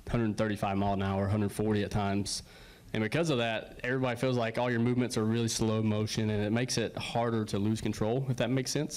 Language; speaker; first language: English; native; English